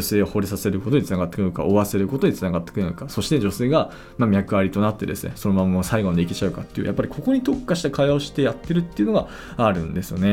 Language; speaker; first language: Japanese; native; Japanese